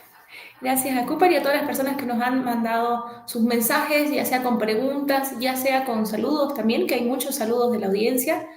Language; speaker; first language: Spanish; native; Spanish